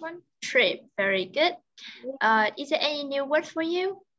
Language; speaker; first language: English; non-native, learner; Vietnamese